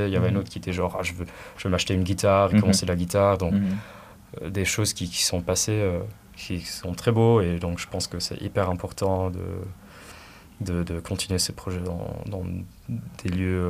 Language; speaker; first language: French; non-native, local second language; Luxembourgish